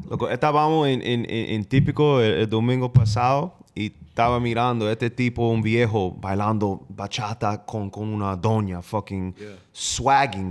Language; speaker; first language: Spanish; non-native, fluent; English